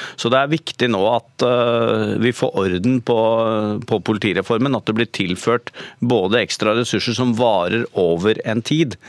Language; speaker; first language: Norwegian; native; Norwegian